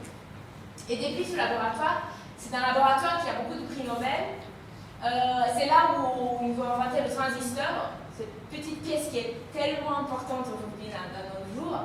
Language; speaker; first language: French; non-native, fluent; Romanian